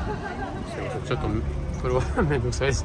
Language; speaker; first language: Japanese; non-native, learner; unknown